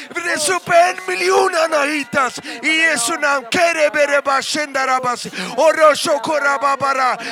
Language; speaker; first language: Swedish; non-native, fluent; Persian